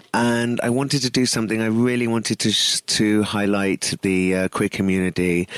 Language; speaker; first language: English; native; English